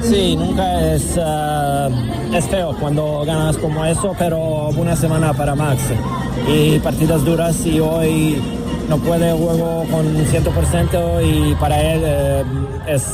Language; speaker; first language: Spanish; non-native, learner; Serbian